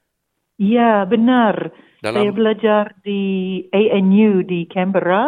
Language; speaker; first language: Indonesian; non-native, learner; English